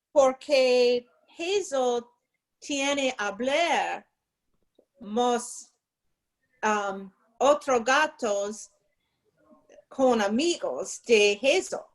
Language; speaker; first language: Spanish; non-native, learner; English